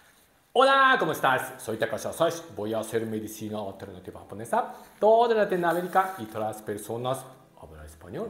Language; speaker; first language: Spanish; non-native, learner; Japanese